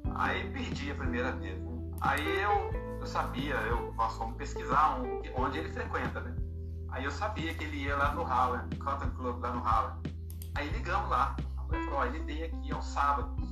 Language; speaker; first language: Portuguese; native; Portuguese